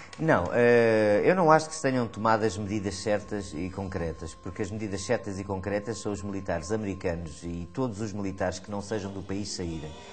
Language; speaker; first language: Portuguese; native; Portuguese